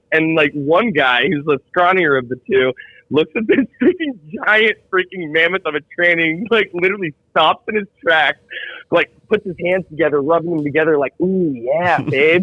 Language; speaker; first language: English; native; English